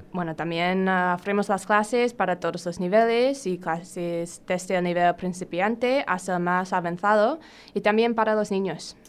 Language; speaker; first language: Spanish; non-native, fluent; English